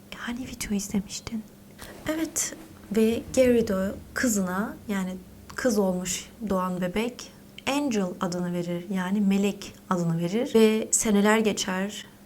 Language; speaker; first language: Turkish; early bilingual, heritage; Turkish